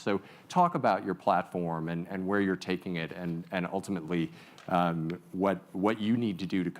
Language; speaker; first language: English; native; English